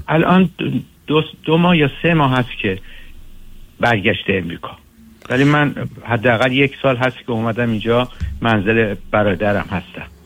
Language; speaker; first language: Persian; native; Persian